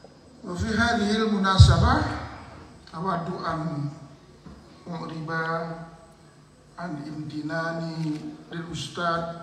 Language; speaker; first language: Arabic; non-native, learner; Indonesian